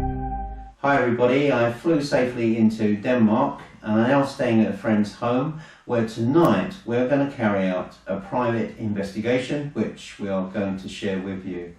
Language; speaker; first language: English; native; English